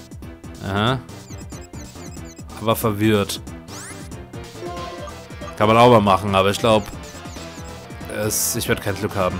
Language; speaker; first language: German; native; German